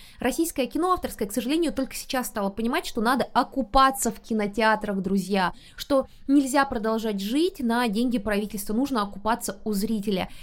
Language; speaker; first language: Russian; native; Russian